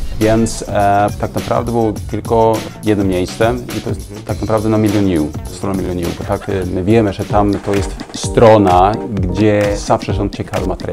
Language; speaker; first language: Polish; non-native, learner; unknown